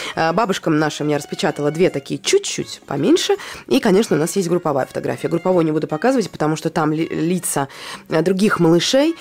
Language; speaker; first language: Russian; non-native, local second language; Latvian